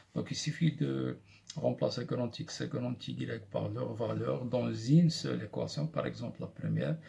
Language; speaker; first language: French; non-native, local second language; Arabic